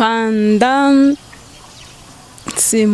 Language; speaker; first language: French; non-native, learner; Rundi